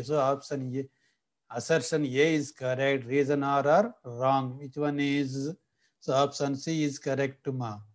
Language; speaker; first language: English; non-native, local second language; Telugu